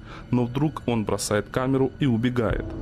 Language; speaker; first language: Russian; native; Russian